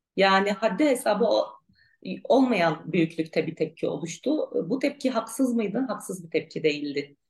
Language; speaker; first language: Turkish; non-native, local second language; Arabic